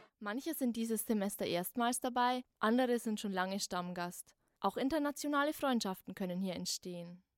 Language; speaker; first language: German; native; German